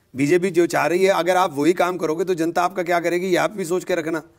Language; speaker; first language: Hindi; native; Hindi